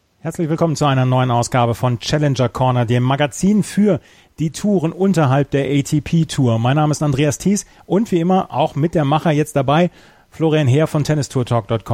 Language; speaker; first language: German; native; German